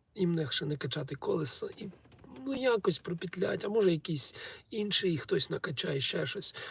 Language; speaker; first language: Ukrainian; non-native, local second language; Russian